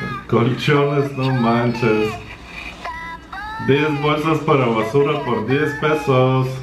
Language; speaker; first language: Spanish; non-native, fluent; Russian